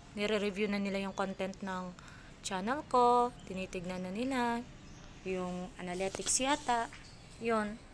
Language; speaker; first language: Filipino; non-native, local second language; Waray